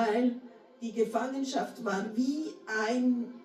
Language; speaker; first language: German; non-native, fluent; Portuguese